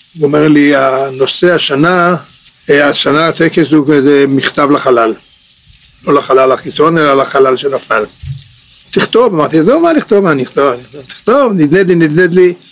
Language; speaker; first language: Hebrew; native; Hebrew